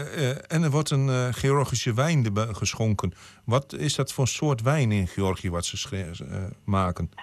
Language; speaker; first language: Dutch; native; Dutch